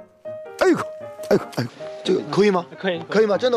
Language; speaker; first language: Chinese; non-native, fluent; Korean